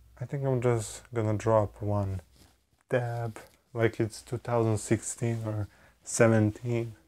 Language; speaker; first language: English; non-native, fluent; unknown